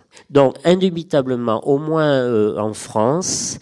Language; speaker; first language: French; native; French